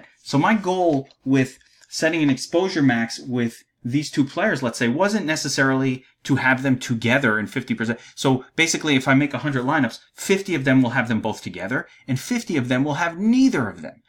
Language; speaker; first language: English; native; English